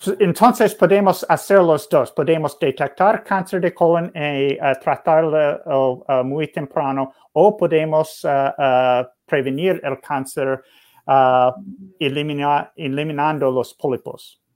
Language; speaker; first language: Spanish; non-native, learner; English